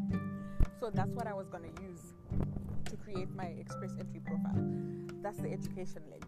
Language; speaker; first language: English; non-native, local second language; Shona